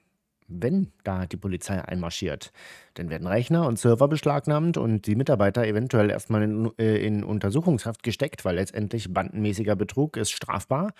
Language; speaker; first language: German; native; German